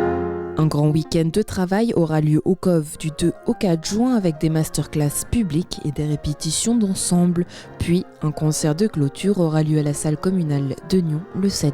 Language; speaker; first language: French; native; French